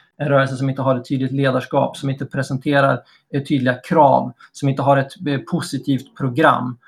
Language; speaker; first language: Swedish; native; Swedish